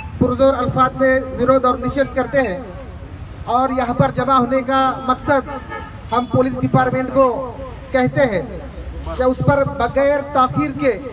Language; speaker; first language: Urdu; native; Urdu